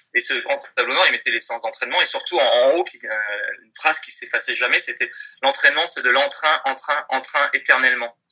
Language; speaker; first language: French; native; French